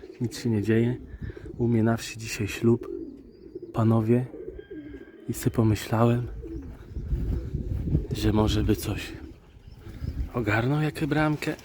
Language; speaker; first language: Polish; native; Polish